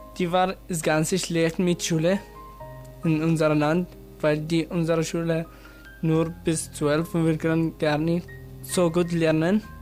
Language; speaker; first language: German; non-native, learner; Arabic